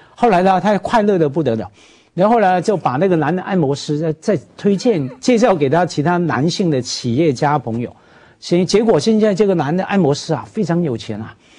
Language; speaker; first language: Chinese; non-native, local second language; Cantonese